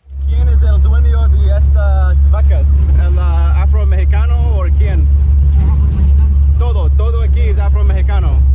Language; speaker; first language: Spanish; non-native, learner; English